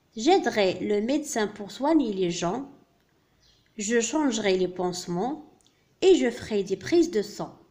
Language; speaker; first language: French; non-native, local second language; Arabic